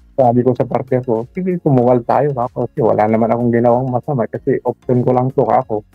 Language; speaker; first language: Filipino; non-native, local second language; Iloko